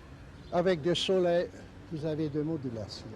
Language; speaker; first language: French; non-native, learner; Hungarian